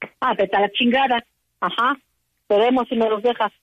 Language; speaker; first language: Spanish; native; Spanish